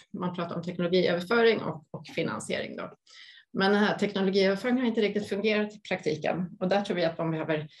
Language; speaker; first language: Swedish; native; Swedish